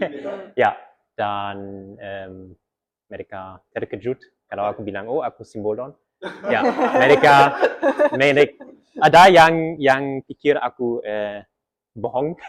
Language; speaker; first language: Indonesian; early bilingual, heritage; German